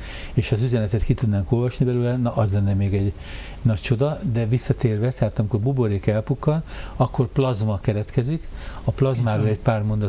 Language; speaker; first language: Hungarian; native; Hungarian